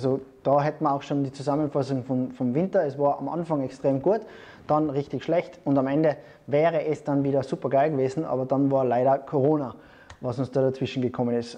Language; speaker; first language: German; native; German